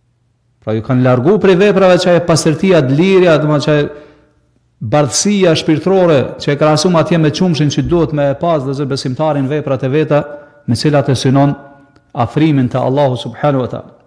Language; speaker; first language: Albanian; native; Albanian